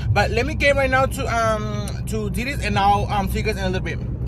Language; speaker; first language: English; early bilingual, other home language; Spanish